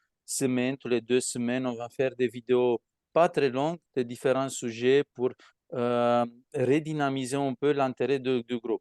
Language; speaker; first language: French; non-native, fluent; Romanian